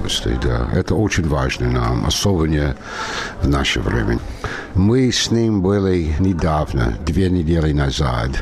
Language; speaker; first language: Russian; non-native, fluent; English